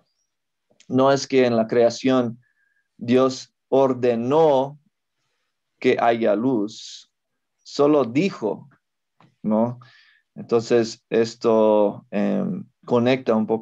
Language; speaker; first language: Spanish; non-native, fluent; English